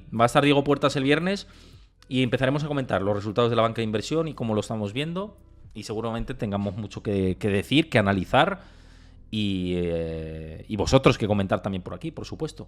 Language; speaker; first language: Spanish; native; Spanish